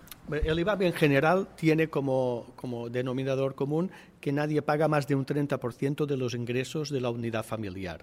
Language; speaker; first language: Spanish; native; Spanish